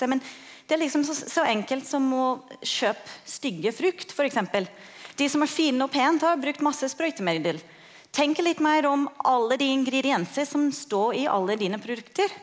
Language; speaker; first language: Norwegian; non-native, fluent; English